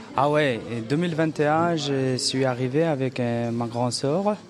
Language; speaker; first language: French; non-native, learner; Persian